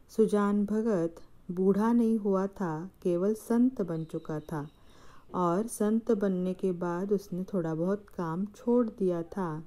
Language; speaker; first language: Hindi; non-native, local second language; Marathi